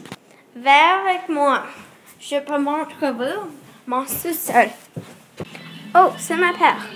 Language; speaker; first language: French; non-native, learner; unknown